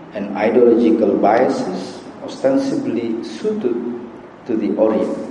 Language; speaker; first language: English; non-native, fluent; Indonesian